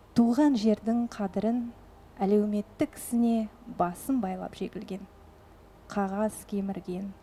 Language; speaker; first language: Kazakh; non-native, local second language; Russian